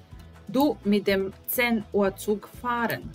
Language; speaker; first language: German; non-native, fluent; Serbian